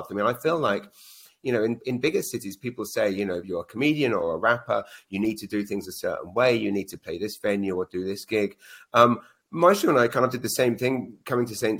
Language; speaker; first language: English; native; English